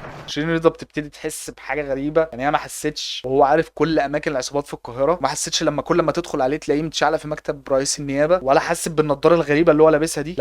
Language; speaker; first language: Arabic; native; Arabic